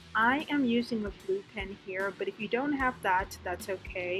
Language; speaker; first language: English; native; English